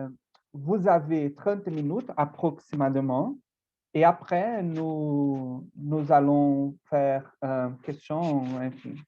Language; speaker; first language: French; non-native, fluent; Portuguese